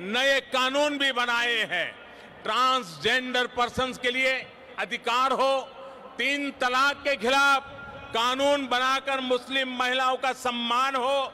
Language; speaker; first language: Hindi; non-native, local second language; Gujarati